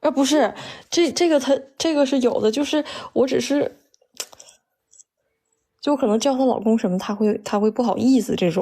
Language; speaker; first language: Chinese; native; Chinese